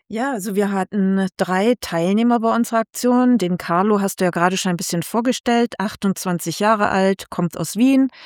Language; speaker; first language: German; native; German